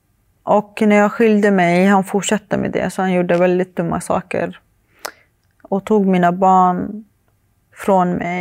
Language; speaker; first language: Swedish; early bilingual, other home language; Arabic